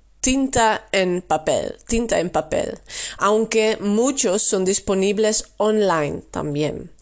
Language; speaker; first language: Spanish; non-native, fluent; Dutch